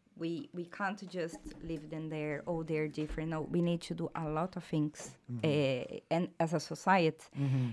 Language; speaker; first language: English; non-native, fluent; Portuguese